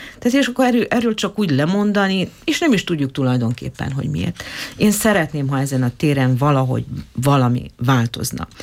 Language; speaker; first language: Hungarian; native; Hungarian